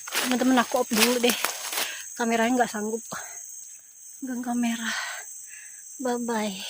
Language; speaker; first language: Indonesian; native; Indonesian